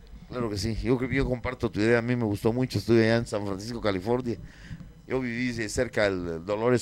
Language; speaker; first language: Spanish; native; Spanish